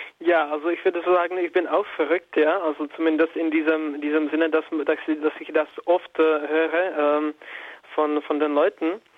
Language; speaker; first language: German; non-native, fluent; Czech